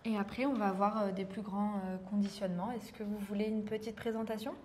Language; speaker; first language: French; native; French